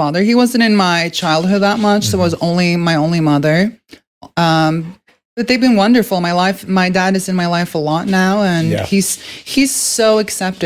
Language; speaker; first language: English; non-native, fluent; Norwegian